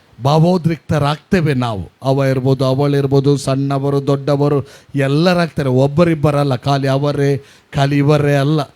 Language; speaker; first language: Kannada; non-native, local second language; Tulu